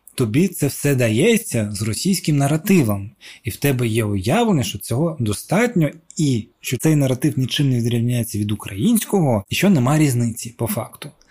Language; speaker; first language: Ukrainian; non-native, local second language; Russian